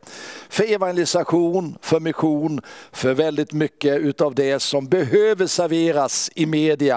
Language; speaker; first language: Swedish; native; Swedish